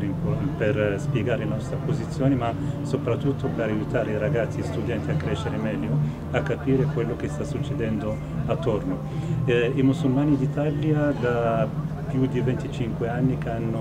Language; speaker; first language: Italian; non-native, fluent; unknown